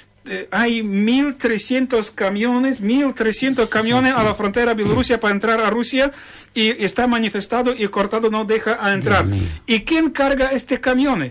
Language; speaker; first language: Spanish; non-native, learner; Ukrainian